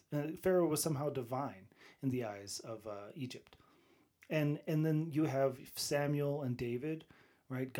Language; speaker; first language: English; native; English